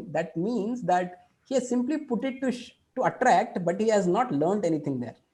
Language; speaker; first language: English; non-native, local second language; Kannada